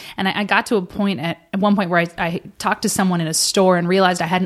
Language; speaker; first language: English; native; English